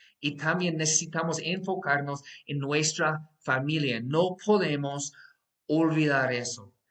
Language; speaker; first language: Spanish; non-native, fluent; English